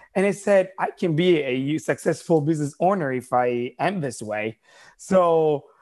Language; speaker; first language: English; non-native, fluent; Italian